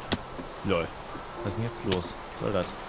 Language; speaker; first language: German; native; German